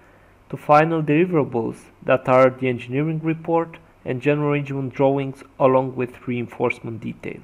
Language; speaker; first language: English; non-native, fluent; Romanian